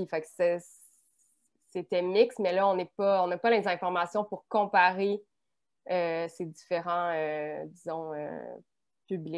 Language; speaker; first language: French; native; French